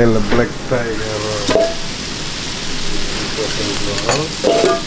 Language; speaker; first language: German; non-native, learner; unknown